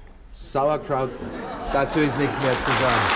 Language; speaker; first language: German; native; German